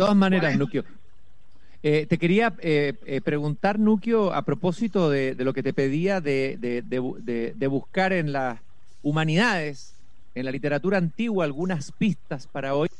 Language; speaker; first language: Spanish; native; Spanish